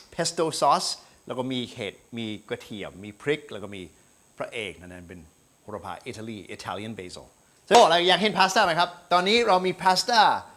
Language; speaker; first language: Thai; early bilingual, heritage; Thai